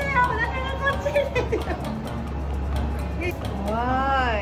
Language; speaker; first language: Japanese; native; Japanese